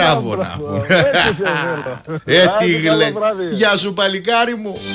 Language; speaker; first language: Greek; native; Greek